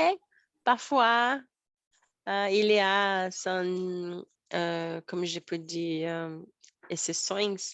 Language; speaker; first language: French; non-native, learner; Portuguese